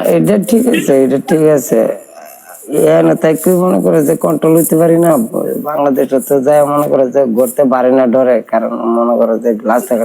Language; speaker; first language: Bangla; native; Bangla